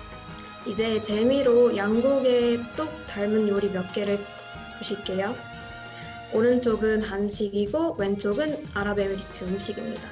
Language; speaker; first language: Korean; non-native, fluent; Arabic